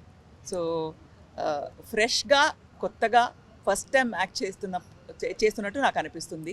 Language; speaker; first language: Telugu; non-native, local second language; Tamil